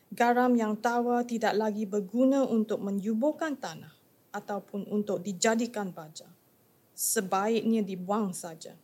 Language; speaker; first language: English; non-native, local second language; Chinese